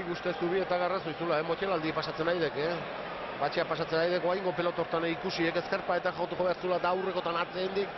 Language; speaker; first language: Basque; native; Basque